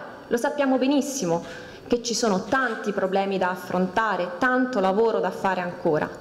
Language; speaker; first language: Italian; native; Italian